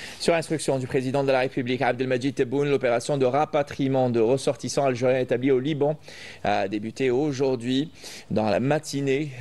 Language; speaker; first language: French; non-native, local second language; Arabic